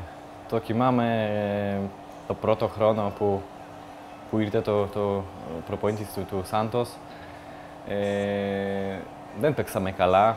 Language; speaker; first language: Greek; non-native, learner; Polish